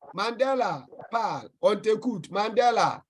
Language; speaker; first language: French; non-native, fluent; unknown